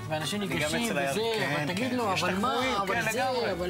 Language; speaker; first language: Hebrew; native; Hebrew